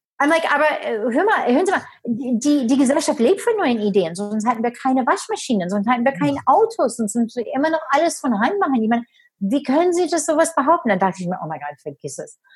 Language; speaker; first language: German; non-native, fluent; English